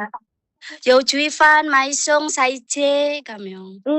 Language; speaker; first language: Chinese; non-native, learner; Indonesian